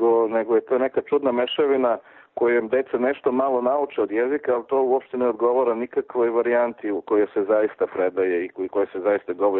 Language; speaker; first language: Serbian; native; Serbian